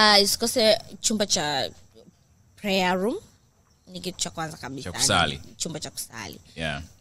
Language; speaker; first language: Swahili; native; Swahili